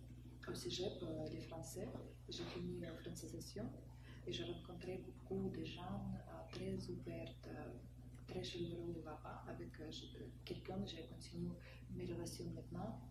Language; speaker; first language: French; non-native, learner; Russian